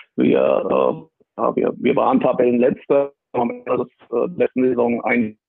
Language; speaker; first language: German; native; German